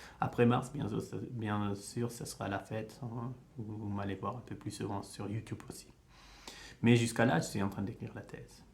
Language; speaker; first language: French; early bilingual, heritage; French